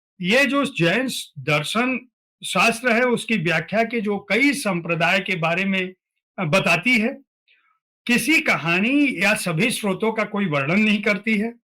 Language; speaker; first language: Hindi; native; Hindi